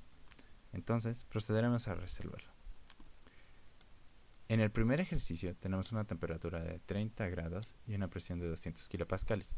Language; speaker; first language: Spanish; native; Spanish